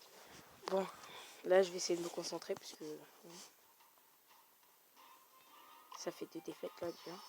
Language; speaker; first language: French; native; French